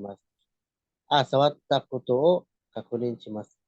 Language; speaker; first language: Japanese; non-native, learner; Cebuano